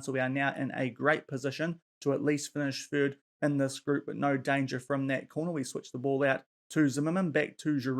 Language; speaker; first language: English; native; English